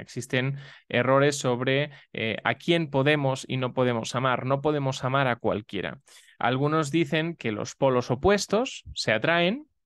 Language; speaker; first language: Spanish; native; Spanish